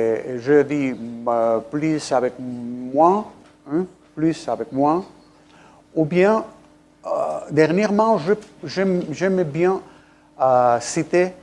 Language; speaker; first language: French; non-native, fluent; Spanish